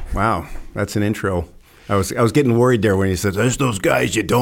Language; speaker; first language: English; native; English